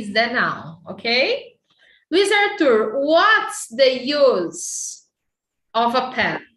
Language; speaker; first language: English; non-native, fluent; Portuguese